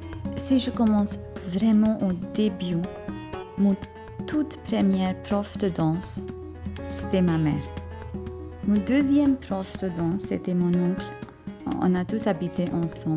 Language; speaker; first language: French; non-native, fluent; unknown